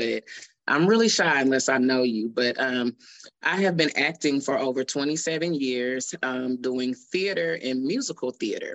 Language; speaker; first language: English; native; English